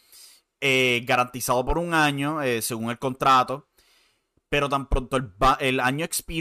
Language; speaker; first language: Spanish; native; Spanish